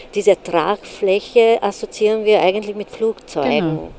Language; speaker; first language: German; non-native, fluent; Hungarian